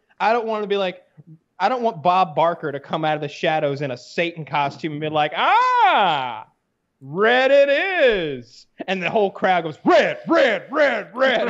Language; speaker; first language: English; native; English